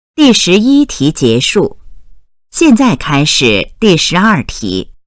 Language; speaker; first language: Chinese; native; Chinese